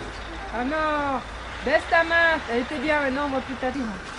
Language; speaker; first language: French; native; French